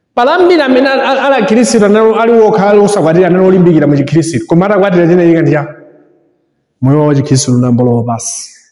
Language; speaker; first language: Nyanja; native; Nyanja